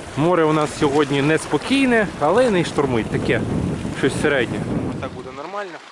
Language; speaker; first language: Ukrainian; native; Ukrainian